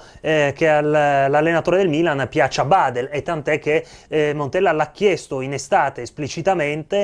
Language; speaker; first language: Italian; native; Italian